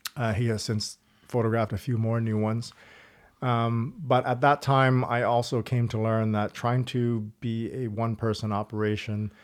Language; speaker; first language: English; native; English